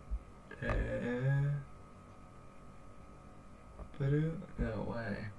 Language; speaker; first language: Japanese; non-native, learner; English